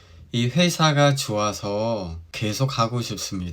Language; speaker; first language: Korean; non-native, fluent; Khmer